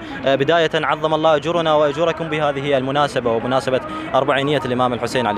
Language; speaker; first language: Arabic; native; Arabic